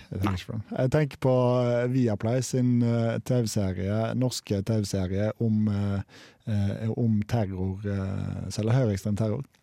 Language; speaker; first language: Norwegian; native; Norwegian